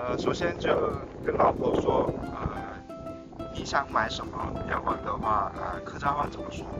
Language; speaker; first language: Chinese; non-native, fluent; Korean